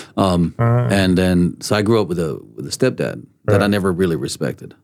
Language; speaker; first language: English; early bilingual, other home language; Danish